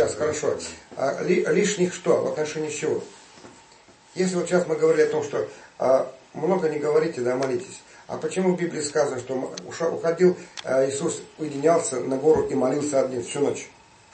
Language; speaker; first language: Russian; native; Russian